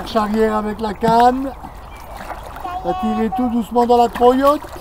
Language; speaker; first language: French; native; French